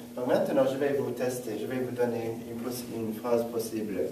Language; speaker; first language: French; non-native, fluent; English